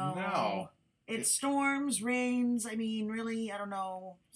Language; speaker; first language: English; native; English